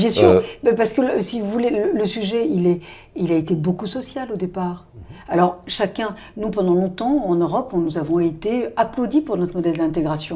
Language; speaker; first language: French; native; French